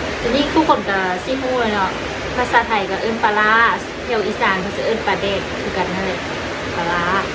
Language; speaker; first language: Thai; non-native, learner; Lao